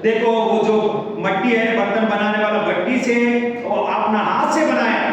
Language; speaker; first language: Hindi; non-native, local second language; Telugu